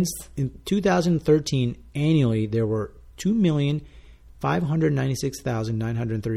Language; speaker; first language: English; non-native, fluent; Spanish